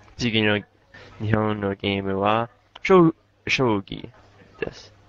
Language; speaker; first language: Japanese; non-native, learner; English